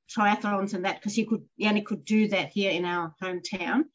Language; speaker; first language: English; non-native, fluent; Danish